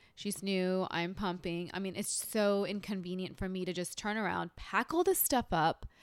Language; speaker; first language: English; early bilingual, other home language; Hindi